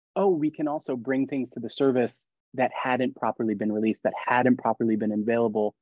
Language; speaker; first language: English; native; English